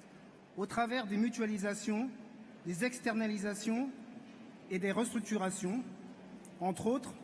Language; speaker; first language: French; native; French